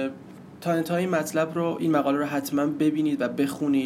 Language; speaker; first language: Persian; native; Persian